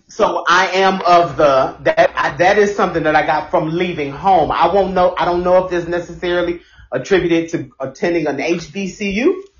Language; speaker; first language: English; native; English